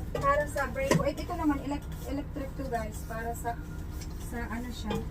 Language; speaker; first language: Filipino; non-native, local second language; Waray